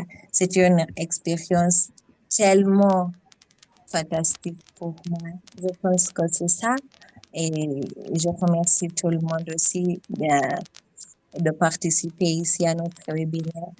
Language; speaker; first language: French; non-native, fluent; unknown